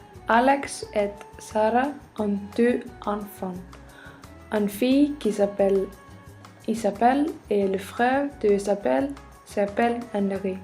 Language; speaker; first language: French; non-native, learner; Icelandic